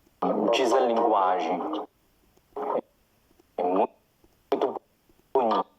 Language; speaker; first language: Portuguese; non-native, learner; Chinese